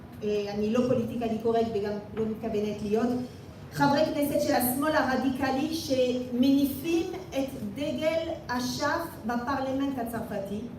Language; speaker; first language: Hebrew; non-native, fluent; French